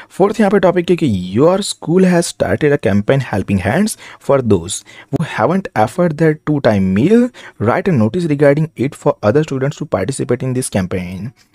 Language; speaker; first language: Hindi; non-native, local second language; Gujarati